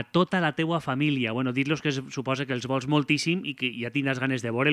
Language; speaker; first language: Catalan; native; Catalan